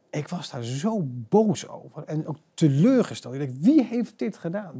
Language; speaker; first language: Dutch; native; Dutch